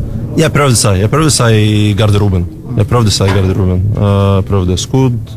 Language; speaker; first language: Norwegian; non-native, learner; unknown